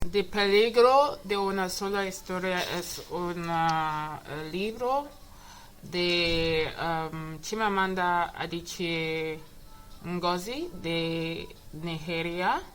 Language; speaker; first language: Spanish; non-native, learner; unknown